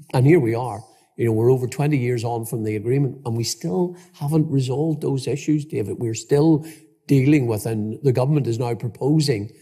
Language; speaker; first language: English; native; English